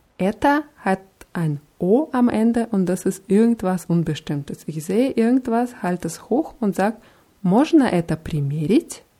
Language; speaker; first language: German; non-native, fluent; Russian